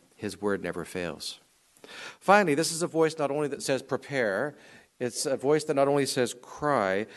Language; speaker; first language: English; native; English